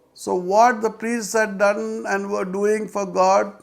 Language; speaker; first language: English; non-native, local second language; Malayalam